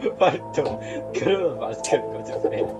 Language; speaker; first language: Danish; native; Danish